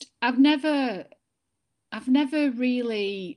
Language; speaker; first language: English; native; English